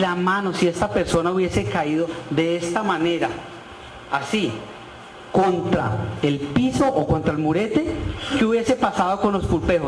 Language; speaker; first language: Spanish; native; Spanish